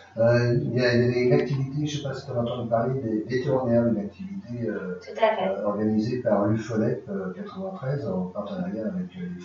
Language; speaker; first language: French; native; French